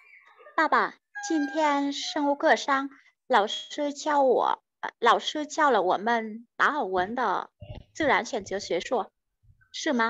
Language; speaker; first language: Chinese; non-native, fluent; Vietnamese